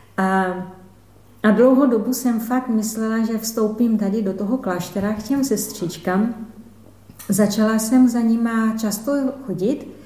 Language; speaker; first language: Czech; non-native, fluent; Portuguese